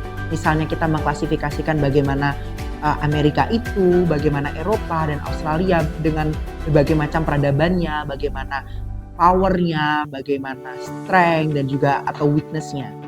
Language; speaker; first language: Indonesian; native; Indonesian